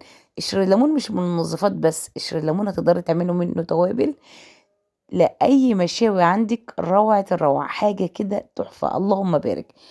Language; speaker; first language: Arabic; native; Arabic